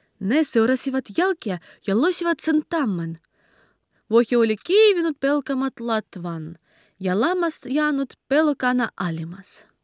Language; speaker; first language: Finnish; non-native, learner; Ukrainian